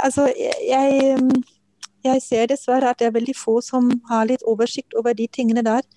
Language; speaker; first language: Norwegian; non-native, fluent; German